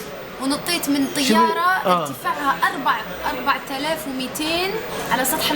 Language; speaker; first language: Arabic; native; Arabic